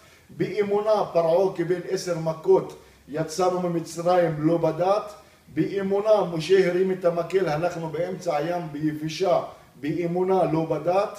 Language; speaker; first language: Hebrew; non-native, local second language; Arabic